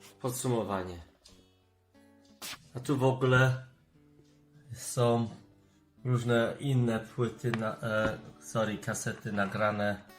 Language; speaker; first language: Polish; non-native, fluent; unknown